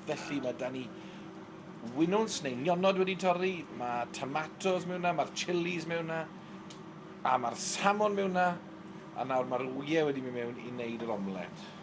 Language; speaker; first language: Welsh; native; Welsh